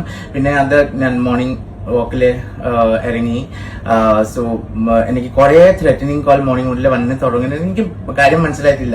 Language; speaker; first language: Malayalam; non-native, fluent; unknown